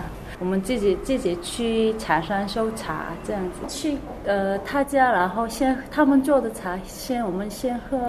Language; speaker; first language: Chinese; non-native, learner; Korean